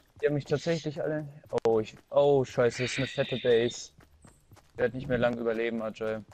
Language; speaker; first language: German; native; German